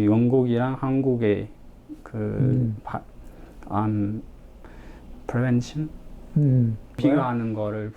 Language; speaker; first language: Korean; non-native, learner; Uzbek